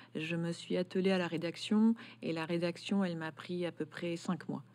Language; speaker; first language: French; native; French